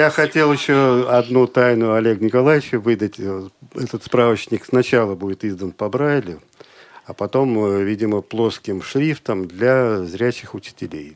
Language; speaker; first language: Russian; native; Russian